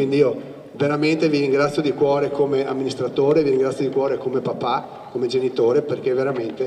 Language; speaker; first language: Italian; native; Italian